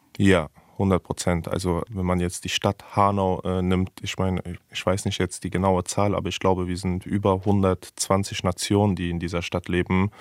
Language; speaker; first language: German; early bilingual, other home language; Persian